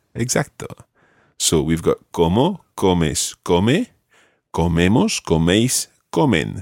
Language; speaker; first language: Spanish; non-native, fluent; English